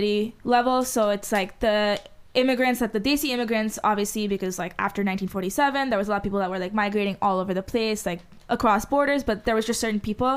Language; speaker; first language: English; non-native, fluent; Hindi